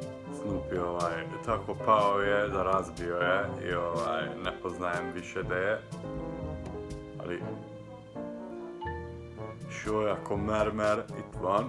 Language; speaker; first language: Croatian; non-native, local second language; Hungarian